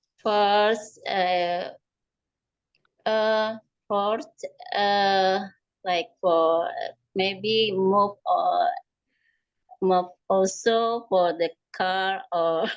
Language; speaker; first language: English; non-native, learner; Indonesian